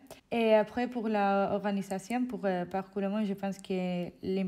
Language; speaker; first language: French; non-native, fluent; Spanish